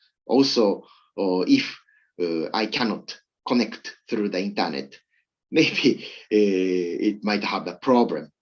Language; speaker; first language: English; non-native, learner; Japanese